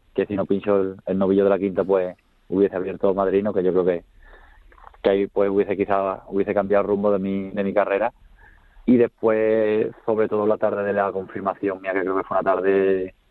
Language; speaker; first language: Spanish; native; Spanish